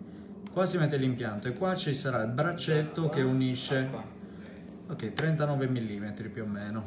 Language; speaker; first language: Italian; native; Italian